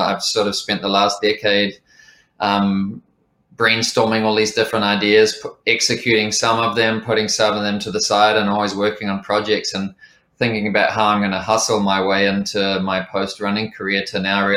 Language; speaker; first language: English; native; English